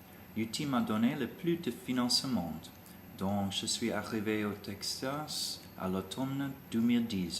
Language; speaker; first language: French; non-native, learner; English